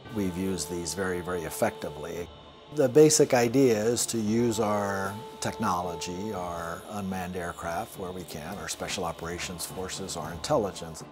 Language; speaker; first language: English; native; English